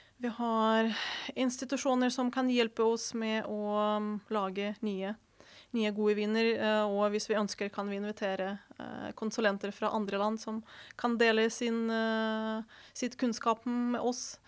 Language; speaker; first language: Norwegian; non-native, fluent; Ukrainian